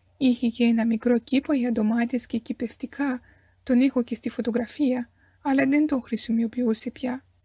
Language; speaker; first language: Greek; non-native, fluent; Romanian